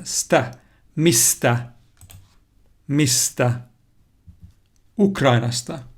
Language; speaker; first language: Ukrainian; non-native, learner; Finnish